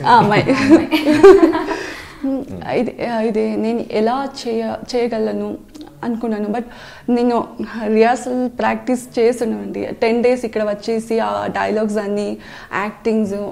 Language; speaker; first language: Telugu; non-native, learner; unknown